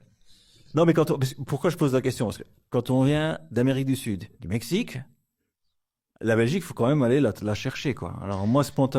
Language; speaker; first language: French; native; French